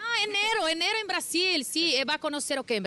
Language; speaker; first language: Spanish; non-native, learner; Portuguese